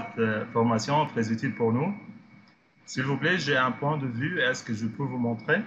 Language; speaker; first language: French; non-native, fluent; Arabic